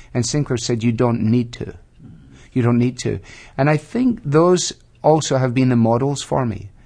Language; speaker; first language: English; native; English